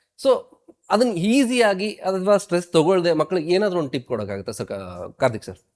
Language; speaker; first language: Kannada; native; Kannada